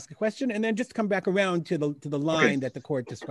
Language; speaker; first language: English; native; English